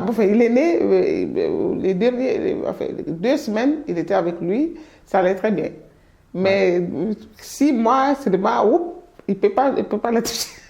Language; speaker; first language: French; non-native, local second language; Mandingo